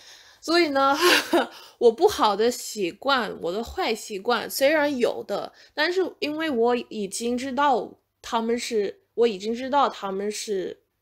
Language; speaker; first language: Chinese; non-native, fluent; English